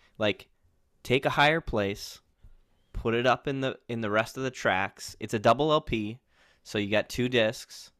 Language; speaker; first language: English; native; English